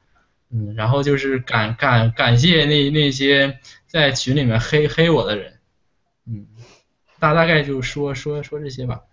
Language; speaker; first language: Chinese; native; Chinese